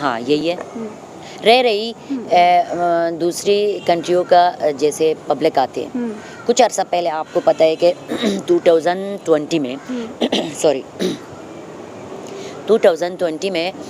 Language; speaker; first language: Hindi; non-native, fluent; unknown